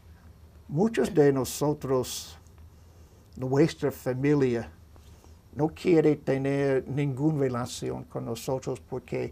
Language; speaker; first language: Spanish; non-native, learner; English